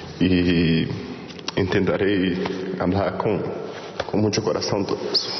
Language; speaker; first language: Spanish; non-native, fluent; Portuguese